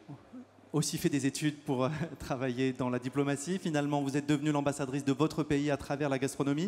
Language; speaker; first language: French; native; French